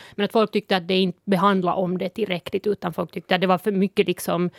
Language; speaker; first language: Swedish; non-native, fluent; Northern Sami